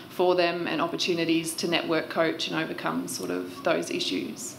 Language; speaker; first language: English; native; English